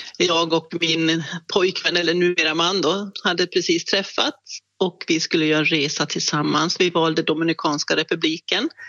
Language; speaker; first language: Swedish; native; Swedish